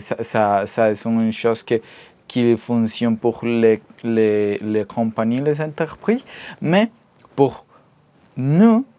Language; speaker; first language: French; non-native, learner; Spanish